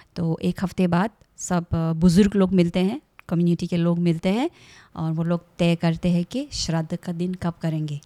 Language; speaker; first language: Hindi; non-native, local second language; Assamese